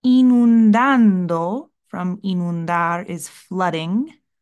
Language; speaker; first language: English; native; English